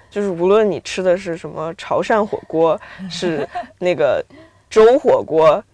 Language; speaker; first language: Chinese; native; Chinese